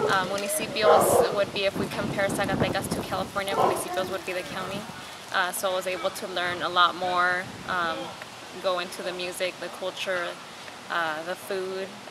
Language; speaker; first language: English; early bilingual, other home language; Spanish